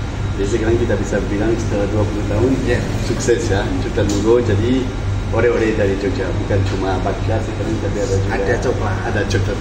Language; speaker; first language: Indonesian; non-native, fluent; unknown